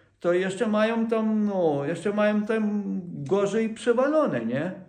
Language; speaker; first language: Polish; non-native, fluent; Ukrainian